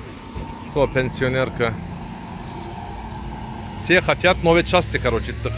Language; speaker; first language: Russian; non-native, learner; Turkish